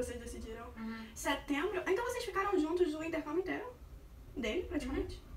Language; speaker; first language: Portuguese; native; Portuguese